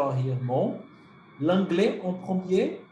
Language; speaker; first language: French; non-native, fluent; Portuguese